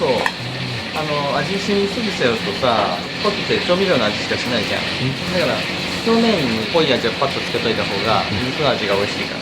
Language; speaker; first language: Japanese; native; Japanese